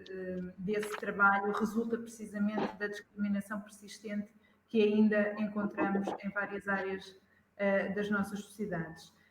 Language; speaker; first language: Portuguese; native; Portuguese